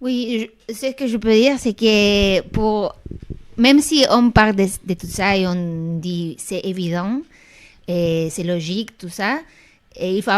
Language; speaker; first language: French; non-native, fluent; Spanish